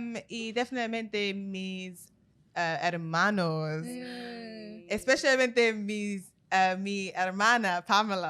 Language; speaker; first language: Spanish; non-native, learner; English